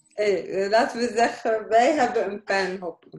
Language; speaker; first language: Dutch; non-native, fluent; Arabic